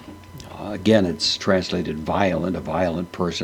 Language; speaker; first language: English; native; English